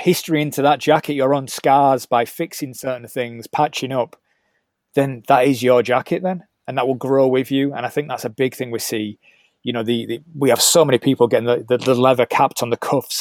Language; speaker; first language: English; native; English